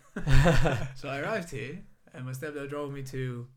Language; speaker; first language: English; non-native, fluent; Greek